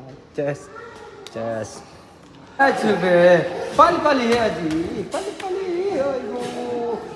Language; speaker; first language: Korean; non-native, learner; Nepali